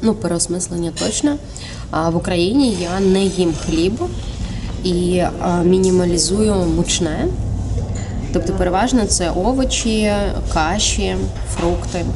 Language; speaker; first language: Ukrainian; native; Ukrainian